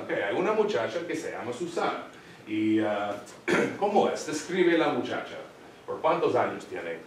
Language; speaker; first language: Spanish; non-native, fluent; English